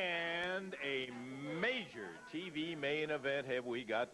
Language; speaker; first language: English; native; English